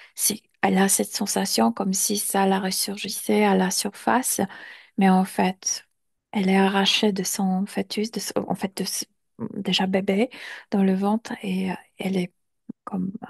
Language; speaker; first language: French; non-native, fluent; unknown